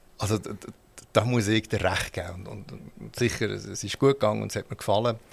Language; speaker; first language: German; early bilingual, heritage; German